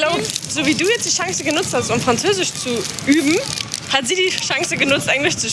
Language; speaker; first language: German; native; German